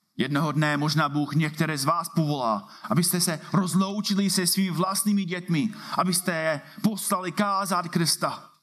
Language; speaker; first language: Czech; non-native, fluent; English